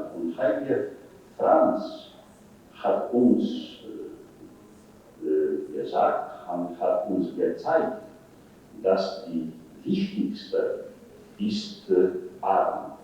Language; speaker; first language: German; non-native, fluent; Polish